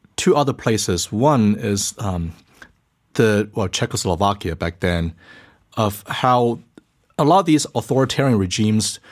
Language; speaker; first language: English; early bilingual, other home language; Chinese